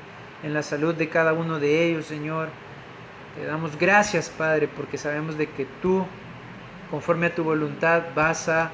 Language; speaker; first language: Spanish; native; Spanish